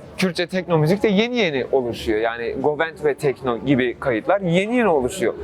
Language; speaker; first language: Turkish; non-native, local second language; Kurdish